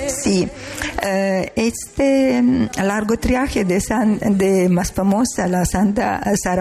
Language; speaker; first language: Spanish; non-native, learner; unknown